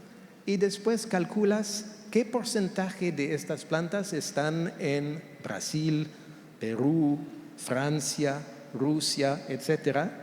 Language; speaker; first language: Spanish; non-native, fluent; French